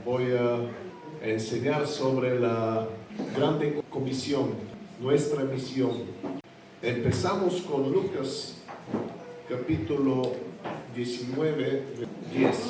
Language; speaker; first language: Spanish; non-native, fluent; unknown